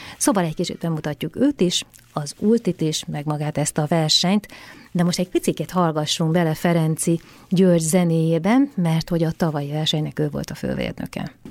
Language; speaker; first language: Hungarian; native; Hungarian